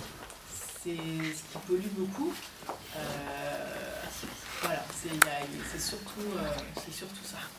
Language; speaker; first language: French; native; French